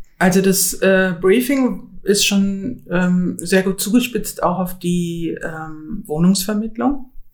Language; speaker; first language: German; native; German